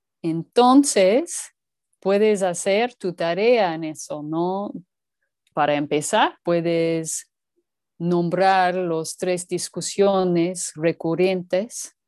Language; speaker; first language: Spanish; non-native, learner; English